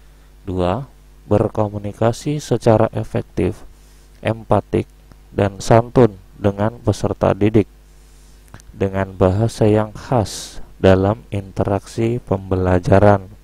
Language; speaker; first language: Indonesian; native; Indonesian